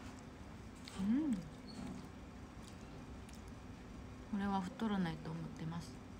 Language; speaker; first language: Japanese; non-native, fluent; Korean